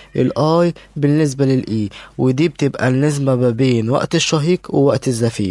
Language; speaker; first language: Arabic; native; Arabic